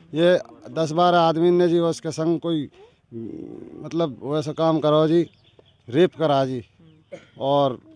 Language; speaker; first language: Hindi; native; Hindi